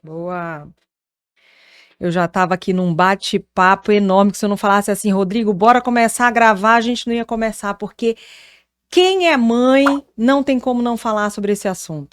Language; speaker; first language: Portuguese; native; Portuguese